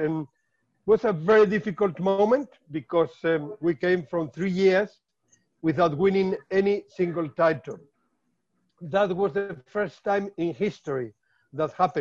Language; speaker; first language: English; non-native, fluent; Spanish